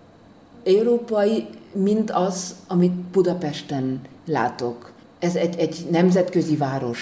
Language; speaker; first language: Hungarian; non-native, fluent; German